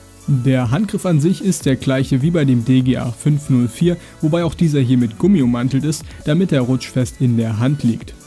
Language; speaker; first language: German; native; German